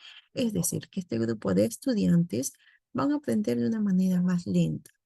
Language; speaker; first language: Spanish; native; Spanish